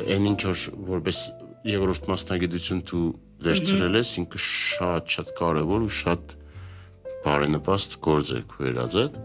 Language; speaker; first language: Armenian; native; Armenian